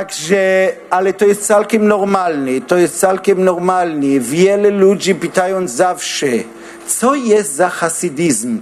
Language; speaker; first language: Polish; non-native, learner; Hebrew